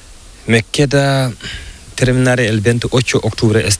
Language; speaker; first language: Spanish; non-native, local second language; Fula